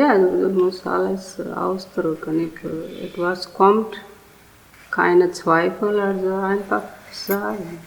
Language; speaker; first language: German; non-native, learner; Telugu